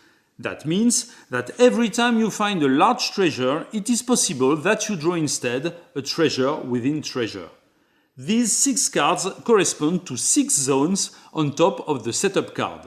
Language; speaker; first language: English; non-native, fluent; French